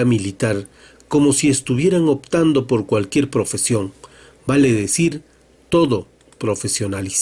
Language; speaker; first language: Spanish; native; Spanish